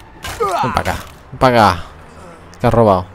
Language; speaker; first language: Spanish; native; Spanish